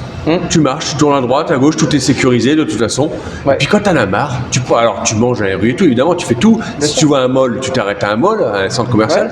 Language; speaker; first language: French; native; French